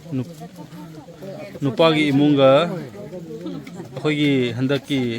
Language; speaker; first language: Manipuri; non-native, local second language; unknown